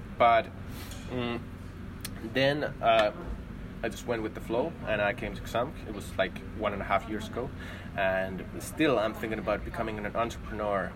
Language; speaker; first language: English; non-native, fluent; Finnish